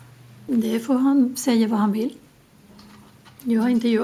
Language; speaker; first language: Swedish; non-native, learner; Spanish